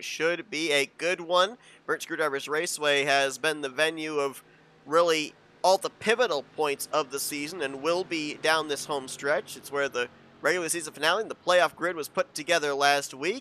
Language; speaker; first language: English; native; English